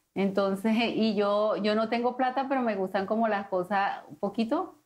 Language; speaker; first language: Spanish; native; Spanish